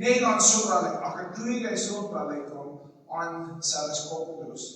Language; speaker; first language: Estonian; non-native, fluent; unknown